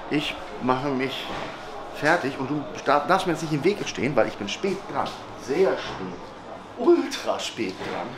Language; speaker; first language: German; native; German